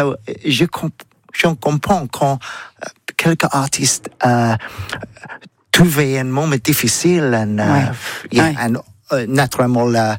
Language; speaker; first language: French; non-native, learner; English